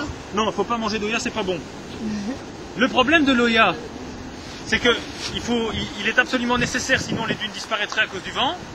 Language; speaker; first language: French; native; French